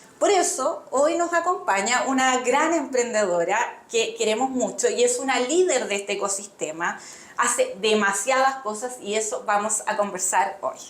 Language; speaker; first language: Spanish; native; Spanish